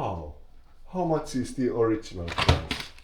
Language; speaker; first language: English; non-native, fluent; Finnish